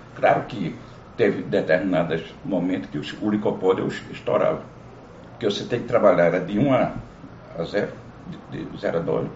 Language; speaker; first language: Portuguese; native; Portuguese